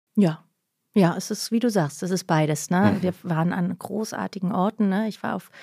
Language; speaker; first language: German; native; German